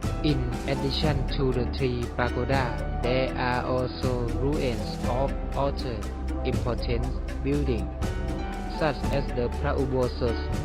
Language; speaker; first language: English; non-native, learner; Thai